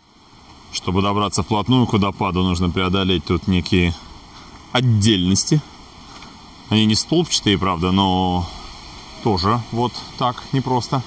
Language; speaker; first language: Russian; native; Russian